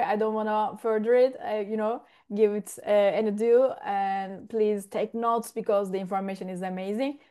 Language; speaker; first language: English; non-native, fluent; Turkish